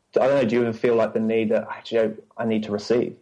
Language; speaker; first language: English; native; English